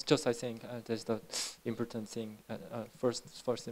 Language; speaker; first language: English; non-native, learner; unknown